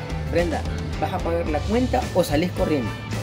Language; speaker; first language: Spanish; native; Spanish